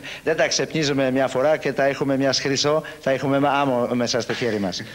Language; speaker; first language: Greek; non-native, learner; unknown